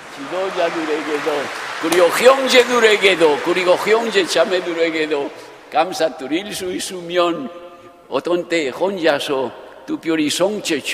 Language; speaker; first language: Korean; non-native, fluent; Japanese